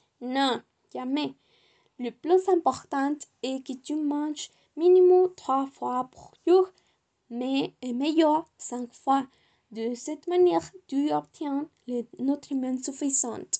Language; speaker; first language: French; non-native, learner; Spanish